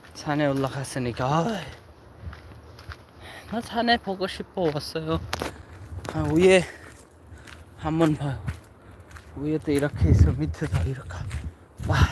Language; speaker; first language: Korean; non-native, learner; Bangla